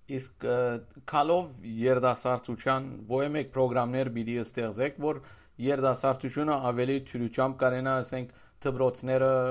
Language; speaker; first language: Armenian; early bilingual, heritage; Armenian